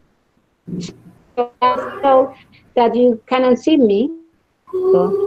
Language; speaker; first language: English; non-native, learner; Spanish